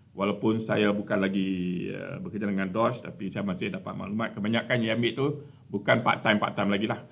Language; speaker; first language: Malay; native; Malay